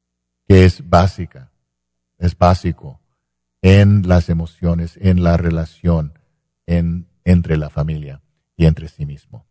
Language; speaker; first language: Spanish; non-native, fluent; English